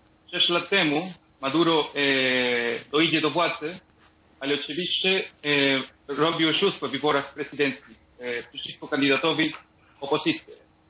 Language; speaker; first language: Polish; non-native, learner; Spanish